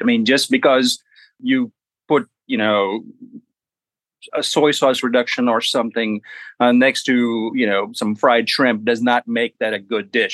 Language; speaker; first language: English; non-native, local second language; Gujarati